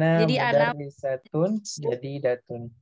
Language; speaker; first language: Arabic; non-native, fluent; Indonesian